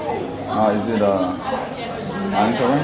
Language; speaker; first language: English; non-native, learner; Korean